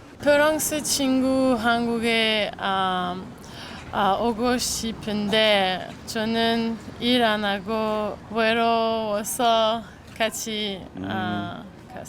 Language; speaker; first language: Korean; non-native, learner; French